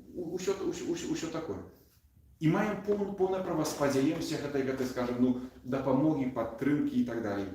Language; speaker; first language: Belarusian; native; Belarusian